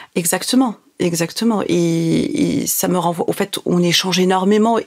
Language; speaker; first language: French; non-native, local second language; Arabic